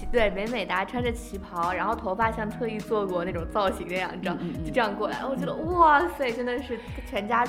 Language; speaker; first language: Chinese; native; Chinese